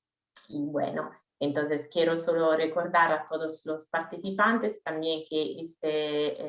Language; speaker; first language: Spanish; non-native, fluent; Italian